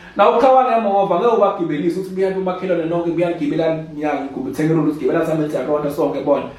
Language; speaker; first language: Zulu; non-native, local second language; Swati